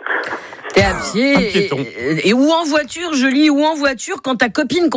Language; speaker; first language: French; native; French